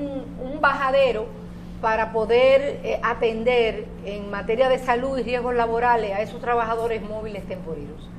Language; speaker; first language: Spanish; native; Spanish